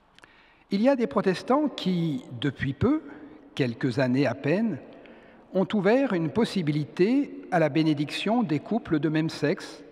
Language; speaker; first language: French; native; French